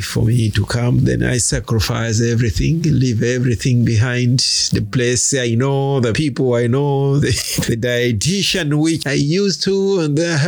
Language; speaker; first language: English; non-native, local second language; Swahili